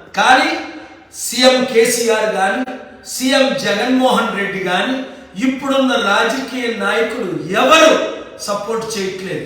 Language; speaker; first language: Telugu; native; Telugu